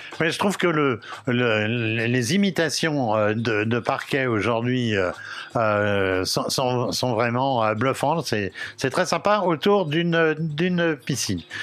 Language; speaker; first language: French; native; French